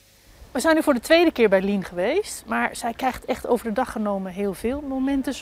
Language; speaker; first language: Dutch; native; Dutch